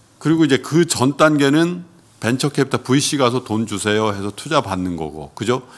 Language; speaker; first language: Korean; native; Korean